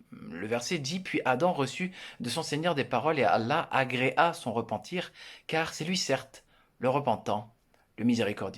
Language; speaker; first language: French; native; French